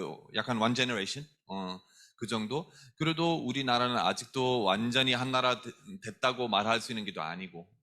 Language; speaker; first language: Korean; non-native, fluent; German